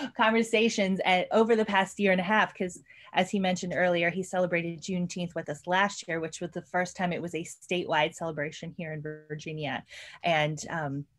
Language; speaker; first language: English; native; English